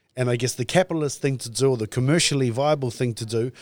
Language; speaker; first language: English; native; English